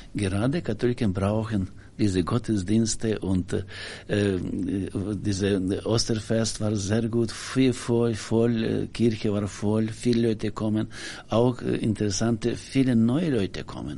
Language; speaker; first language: German; non-native, learner; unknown